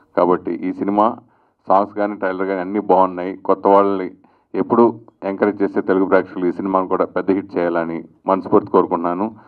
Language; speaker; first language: Telugu; native; Telugu